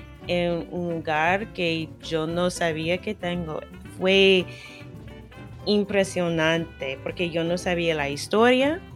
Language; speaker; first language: Spanish; non-native, fluent; English